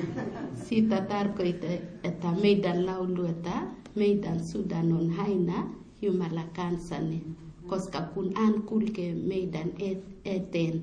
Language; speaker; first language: Finnish; non-native, learner; Swahili